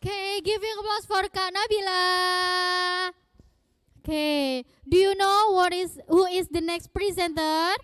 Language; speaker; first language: English; non-native, fluent; Indonesian